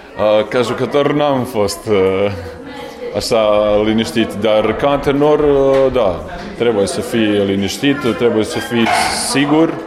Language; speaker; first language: Romanian; non-native, learner; Serbian